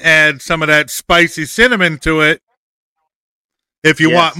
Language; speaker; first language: English; native; English